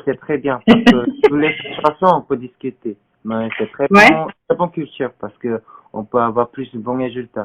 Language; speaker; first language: French; non-native, learner; Korean